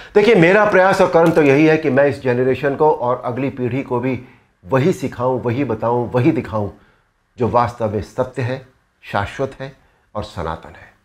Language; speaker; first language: Hindi; native; Hindi